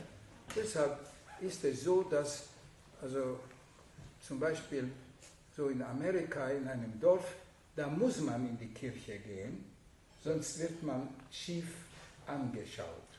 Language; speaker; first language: German; non-native, fluent; Hungarian